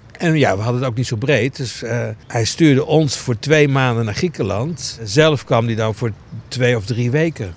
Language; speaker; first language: Dutch; early bilingual, other home language; Greek